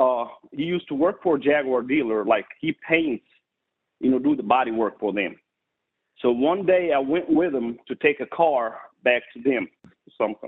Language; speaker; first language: English; non-native, fluent; Arabic